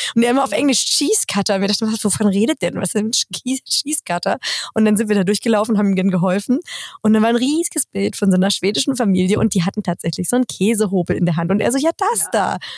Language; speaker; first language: German; native; German